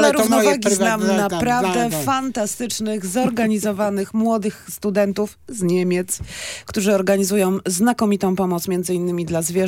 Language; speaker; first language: Polish; native; Polish